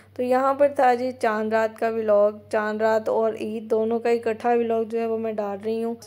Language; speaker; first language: Urdu; native; Urdu